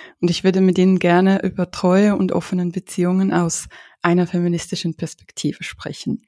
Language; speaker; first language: German; native; German